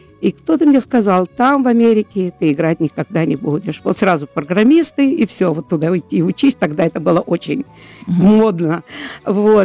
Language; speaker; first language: Russian; native; Russian